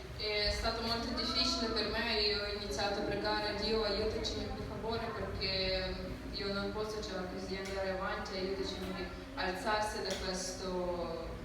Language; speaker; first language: Italian; non-native, learner; Ukrainian